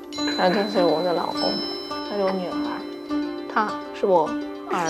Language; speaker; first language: Chinese; non-native, learner; Japanese